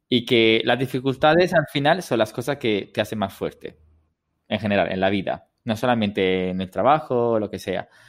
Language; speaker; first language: Spanish; non-native, fluent; Italian